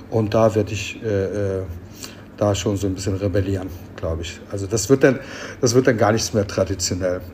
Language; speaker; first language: German; early bilingual, other home language; Turkish